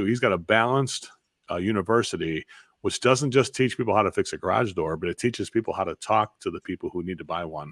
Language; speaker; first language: English; native; English